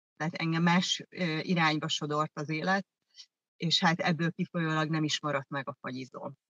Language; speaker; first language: Hungarian; early bilingual, other home language; German